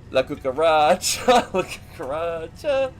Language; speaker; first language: Spanish; non-native, learner; English